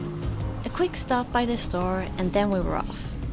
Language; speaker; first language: English; non-native, fluent; Swedish